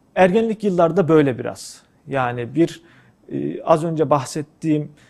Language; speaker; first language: Turkish; native; Turkish